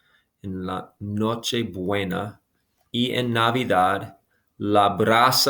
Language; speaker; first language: Spanish; non-native, fluent; English